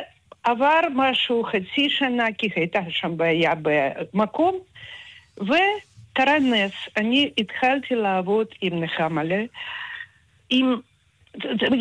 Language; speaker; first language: Hebrew; non-native, fluent; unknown